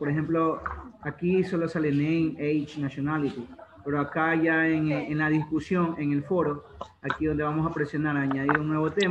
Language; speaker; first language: Spanish; native; Spanish